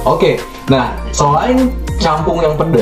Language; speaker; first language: Indonesian; native; Indonesian